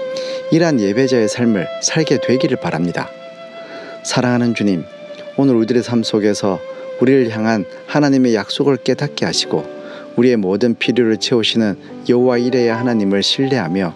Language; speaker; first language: Korean; native; Korean